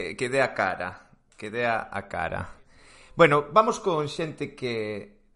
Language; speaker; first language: Galician; non-native, local second language; Spanish